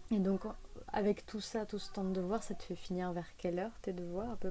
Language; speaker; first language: French; native; French